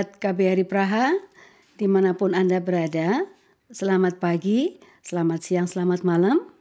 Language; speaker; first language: Indonesian; native; Indonesian